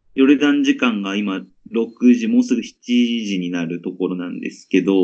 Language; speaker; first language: Japanese; native; Japanese